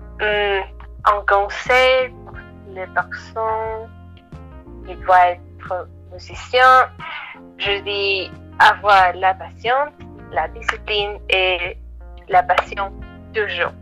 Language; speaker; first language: French; non-native, learner; Spanish